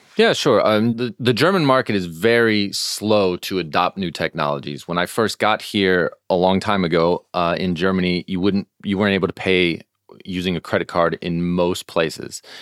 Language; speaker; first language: English; native; English